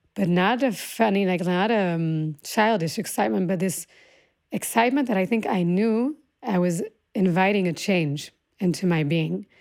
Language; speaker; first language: English; early bilingual, other home language; Hebrew